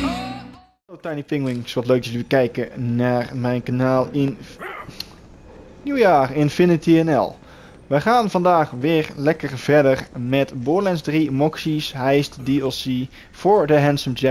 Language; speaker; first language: Dutch; native; Dutch